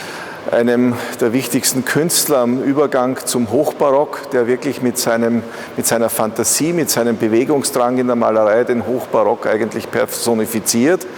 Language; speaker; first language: German; native; German